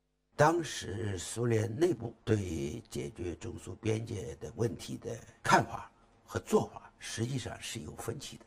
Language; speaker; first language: Chinese; native; Chinese